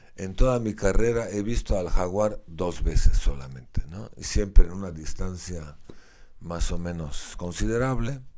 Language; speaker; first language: Spanish; non-native, fluent; Slovenian